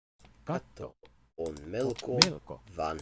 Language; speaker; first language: Finnish; non-native, learner; English